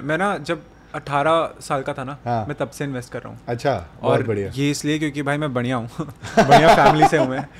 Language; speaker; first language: Hindi; native; Hindi